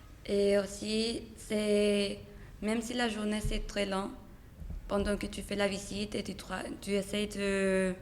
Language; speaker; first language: French; non-native, learner; Spanish